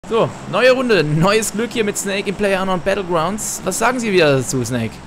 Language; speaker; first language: German; native; German